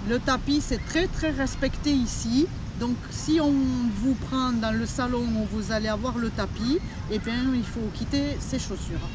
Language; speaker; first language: French; native; French